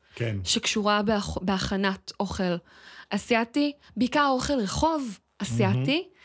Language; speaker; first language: Hebrew; native; Hebrew